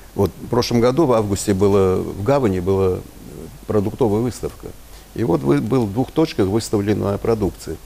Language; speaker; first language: Russian; non-native, local second language; Armenian